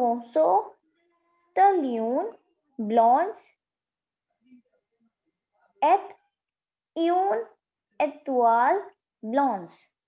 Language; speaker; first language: French; non-native, learner; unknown